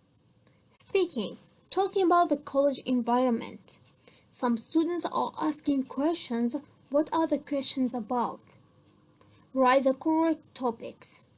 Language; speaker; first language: English; non-native, fluent; Central Kurdish